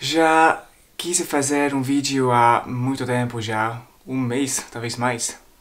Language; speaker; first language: Portuguese; non-native, fluent; French